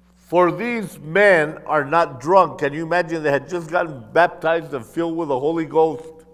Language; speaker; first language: English; early bilingual, other home language; Spanish